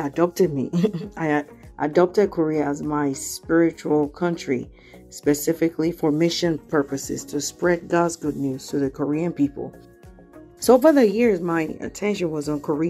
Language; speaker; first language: English; non-native, local second language; Yoruba